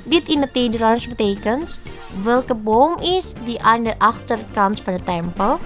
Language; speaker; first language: Dutch; non-native, fluent; Indonesian